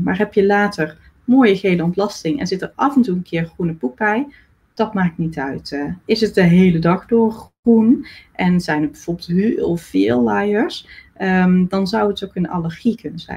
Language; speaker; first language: Dutch; native; Dutch